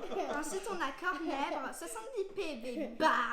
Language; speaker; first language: French; native; French